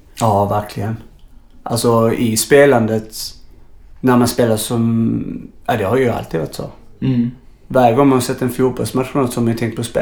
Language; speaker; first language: Swedish; native; Swedish